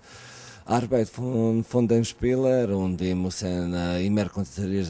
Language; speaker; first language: German; non-native, learner; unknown